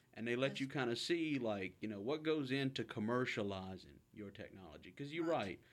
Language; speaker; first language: English; native; English